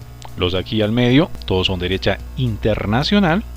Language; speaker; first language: Spanish; native; Spanish